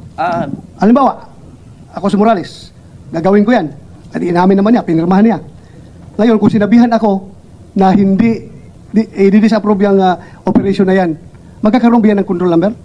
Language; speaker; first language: Filipino; non-native, local second language; Cebuano